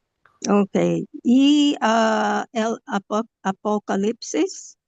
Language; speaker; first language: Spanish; non-native, learner; English